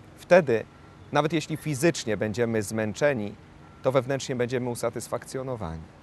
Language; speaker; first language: Polish; native; Polish